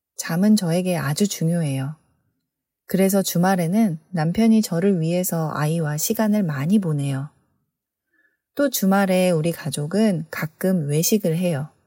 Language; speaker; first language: Korean; native; Korean